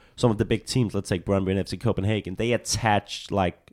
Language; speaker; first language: English; non-native, fluent; Danish